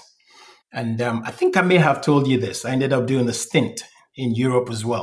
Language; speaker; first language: English; non-native, local second language; Igbo